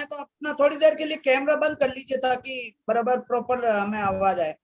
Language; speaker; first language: Hindi; native; Hindi